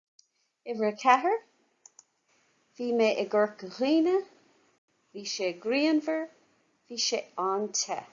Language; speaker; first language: Irish; non-native, local second language; English